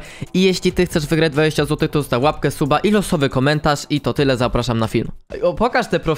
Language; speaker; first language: Polish; native; Polish